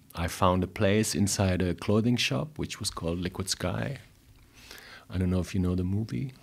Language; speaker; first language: English; non-native, fluent; German